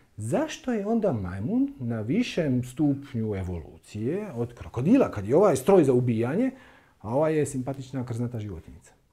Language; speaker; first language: Croatian; native; Croatian